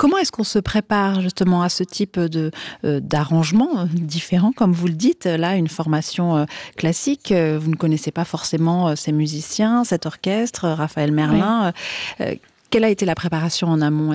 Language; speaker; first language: French; native; French